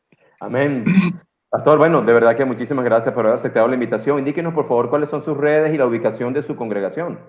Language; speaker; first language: Spanish; native; Spanish